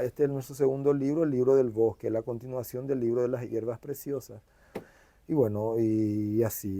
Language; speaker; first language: Spanish; native; Spanish